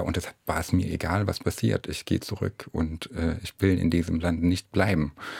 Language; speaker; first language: German; non-native, fluent; Arabic